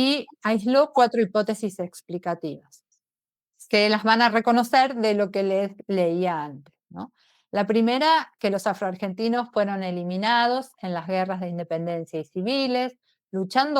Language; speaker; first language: Spanish; native; Spanish